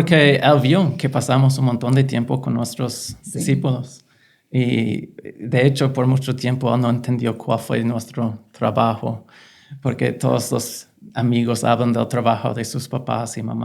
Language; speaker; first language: Spanish; non-native, fluent; English